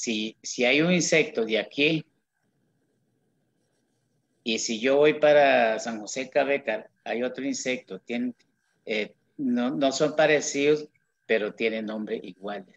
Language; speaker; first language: Spanish; non-native, local second language; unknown